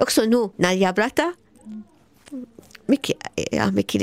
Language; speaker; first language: Swedish; non-native, learner; Arabic